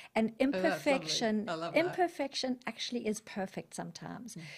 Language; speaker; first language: English; native; English